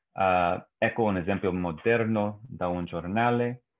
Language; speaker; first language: Italian; non-native, learner; English